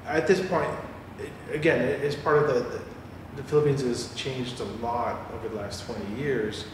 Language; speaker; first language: English; native; English